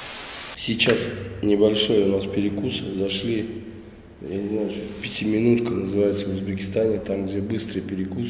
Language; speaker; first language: Russian; native; Russian